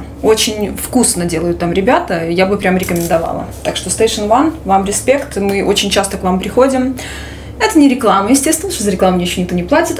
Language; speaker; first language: Russian; native; Russian